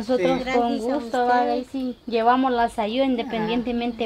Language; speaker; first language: Spanish; native; Spanish